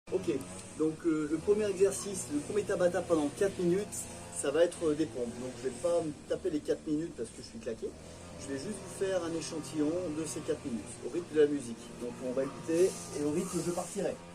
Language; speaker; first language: French; native; French